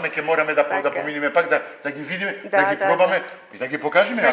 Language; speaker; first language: Macedonian; non-native, fluent; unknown